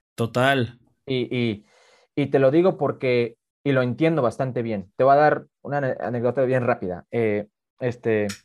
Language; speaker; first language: Spanish; early bilingual, heritage; Spanish